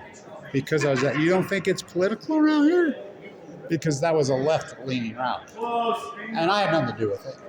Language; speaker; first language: English; native; English